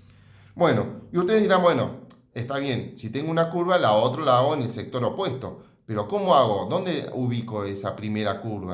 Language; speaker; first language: Spanish; native; Spanish